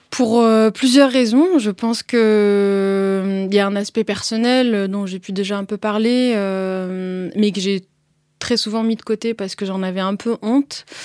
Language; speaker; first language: French; early bilingual, other home language; Arabic